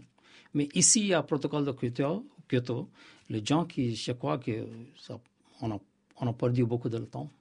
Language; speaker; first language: French; non-native, learner; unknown